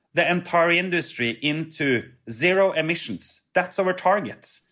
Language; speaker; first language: English; non-native, fluent; Norwegian